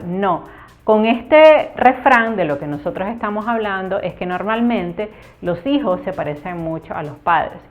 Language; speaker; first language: Spanish; native; Spanish